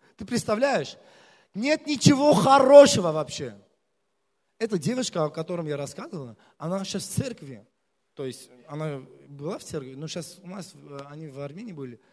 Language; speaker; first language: Russian; non-native, local second language; Armenian